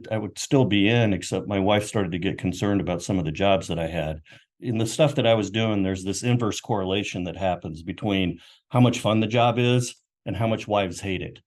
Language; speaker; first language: English; native; English